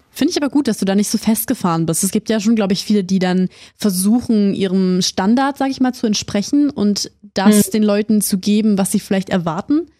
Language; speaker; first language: German; native; German